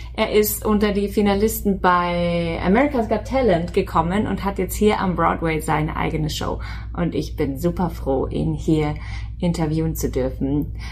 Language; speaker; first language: German; native; German